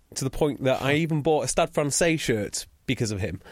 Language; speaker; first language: English; native; English